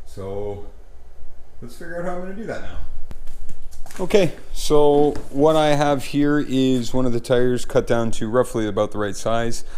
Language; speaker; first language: English; native; English